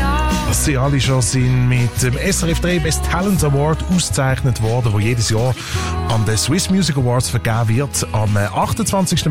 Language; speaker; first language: German; native; German